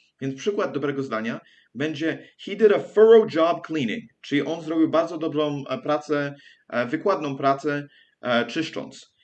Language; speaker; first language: Polish; early bilingual, heritage; English